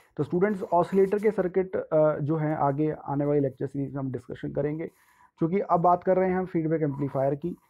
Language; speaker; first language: Hindi; native; Hindi